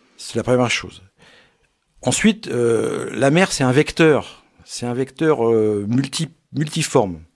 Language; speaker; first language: French; native; French